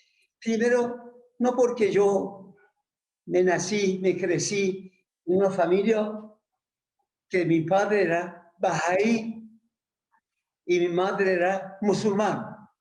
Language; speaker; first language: Spanish; non-native, fluent; Persian